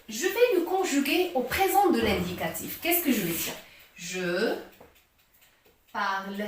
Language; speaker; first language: French; non-native, local second language; Arabic